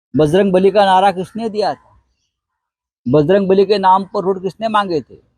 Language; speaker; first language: Hindi; non-native, local second language; Marathi